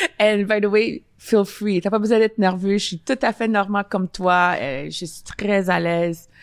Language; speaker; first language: French; native; French